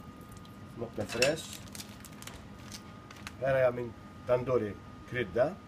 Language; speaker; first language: Swedish; non-native, learner; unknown